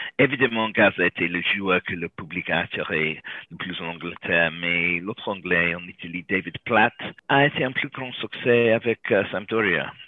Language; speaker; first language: French; non-native, learner; English